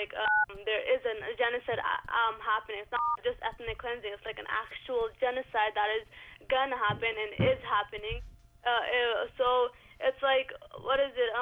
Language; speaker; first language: English; early bilingual, other home language; Rohingya